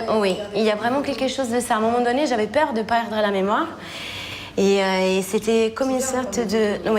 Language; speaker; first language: French; non-native, fluent; Italian